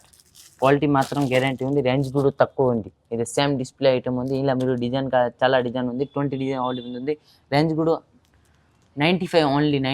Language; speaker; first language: Telugu; non-native, local second language; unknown